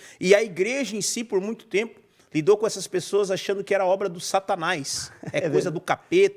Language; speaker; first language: Portuguese; native; Portuguese